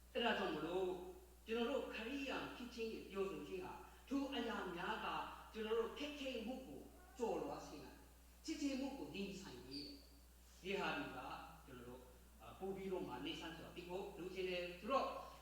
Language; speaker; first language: Burmese; non-native, local second language; Hakha Chin